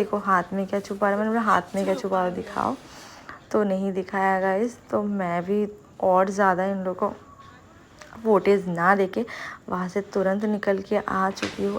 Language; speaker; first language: Hindi; non-native, local second language; Bangla